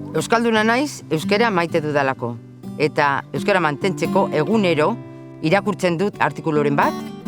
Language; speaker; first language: Basque; non-native, local second language; Spanish